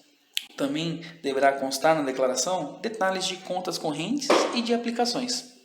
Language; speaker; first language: Portuguese; native; Portuguese